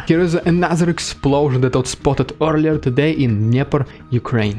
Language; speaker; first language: English; non-native, fluent; Russian